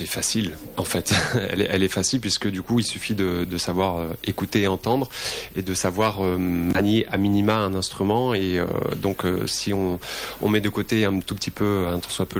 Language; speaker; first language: French; native; French